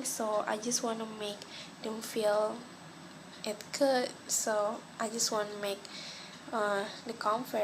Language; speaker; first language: English; non-native, local second language; Malay